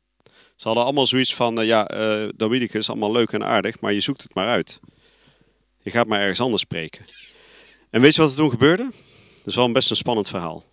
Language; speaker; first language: Dutch; native; Dutch